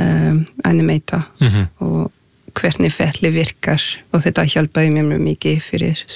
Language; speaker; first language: Icelandic; non-native, fluent; French